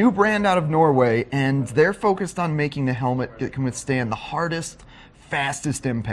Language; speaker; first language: English; native; English